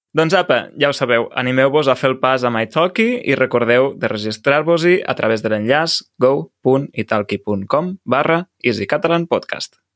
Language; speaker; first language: Catalan; native; Catalan